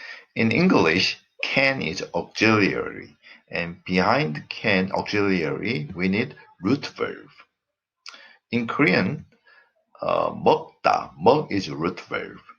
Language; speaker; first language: English; non-native, fluent; Korean